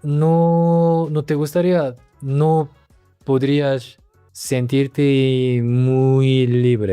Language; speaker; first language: Spanish; non-native, learner; Korean